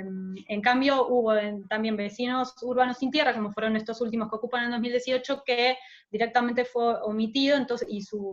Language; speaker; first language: Spanish; native; Spanish